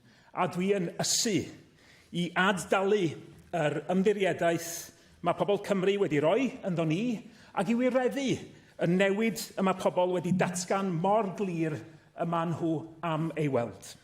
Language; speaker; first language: Welsh; native; Welsh